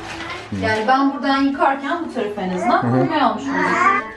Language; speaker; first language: Turkish; native; Turkish